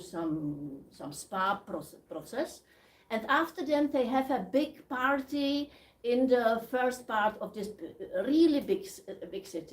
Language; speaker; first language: English; non-native, learner; Czech